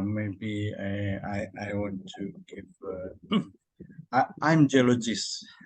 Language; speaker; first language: English; non-native, learner; Indonesian